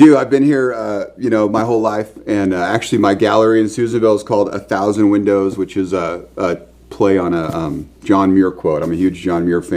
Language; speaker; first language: English; native; English